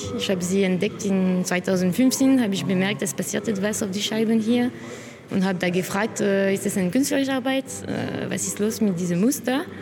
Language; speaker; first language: German; non-native, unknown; French